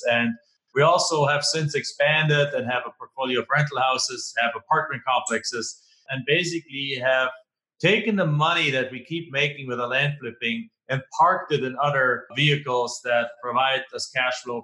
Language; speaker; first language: English; non-native, fluent; German